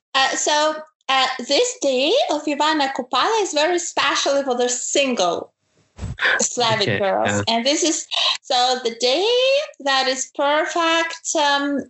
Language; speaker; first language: English; non-native, fluent; Ukrainian